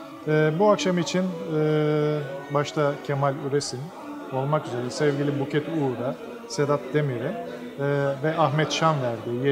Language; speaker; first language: Turkish; native; Turkish